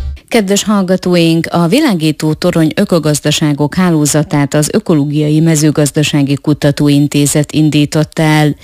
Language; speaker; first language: Hungarian; native; Hungarian